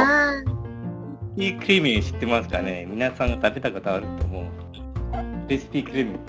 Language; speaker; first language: Japanese; non-native, learner; Malay